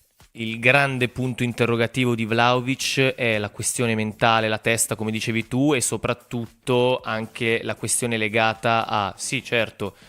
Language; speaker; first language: Italian; native; Italian